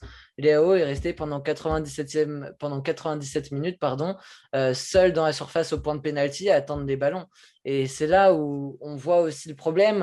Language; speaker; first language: French; native; French